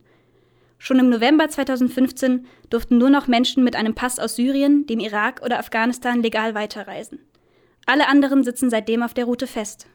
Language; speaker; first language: German; native; German